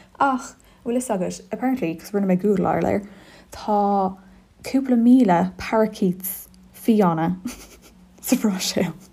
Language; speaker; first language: Irish; non-native, local second language; English